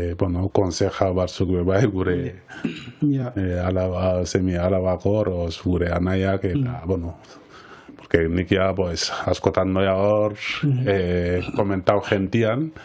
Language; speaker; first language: Basque; non-native, learner; Wolof